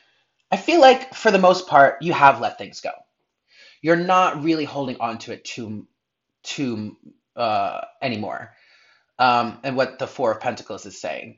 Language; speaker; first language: English; native; English